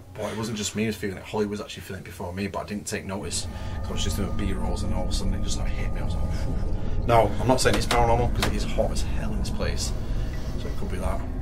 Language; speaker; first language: English; native; English